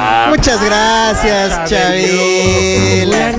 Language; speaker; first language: Spanish; native; Spanish